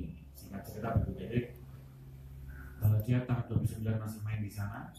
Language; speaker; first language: Indonesian; native; Indonesian